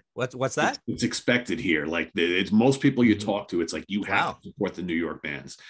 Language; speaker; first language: English; native; English